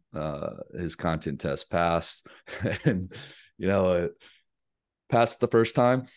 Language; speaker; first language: English; native; English